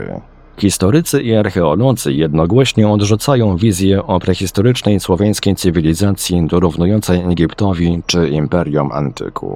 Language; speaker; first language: Polish; native; Polish